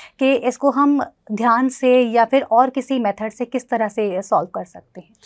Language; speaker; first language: Hindi; native; Hindi